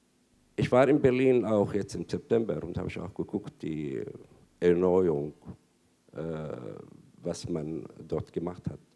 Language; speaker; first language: German; non-native, fluent; Arabic